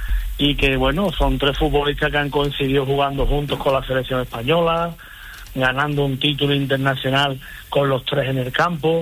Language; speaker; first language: Spanish; native; Spanish